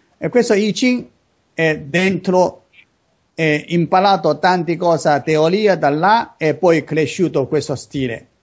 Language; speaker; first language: Italian; non-native, learner; Chinese